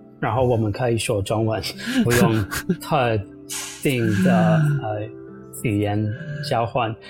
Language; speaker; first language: Chinese; non-native, fluent; English